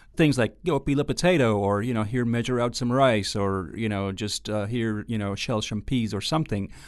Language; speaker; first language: English; non-native, local second language; Gujarati